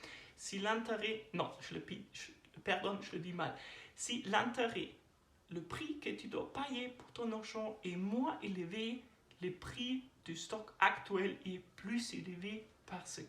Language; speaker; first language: French; non-native, learner; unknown